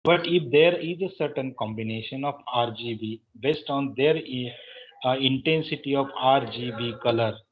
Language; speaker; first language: English; non-native, local second language; Marathi